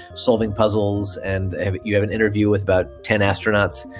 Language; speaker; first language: English; native; English